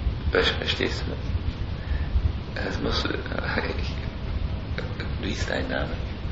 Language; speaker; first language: German; native; German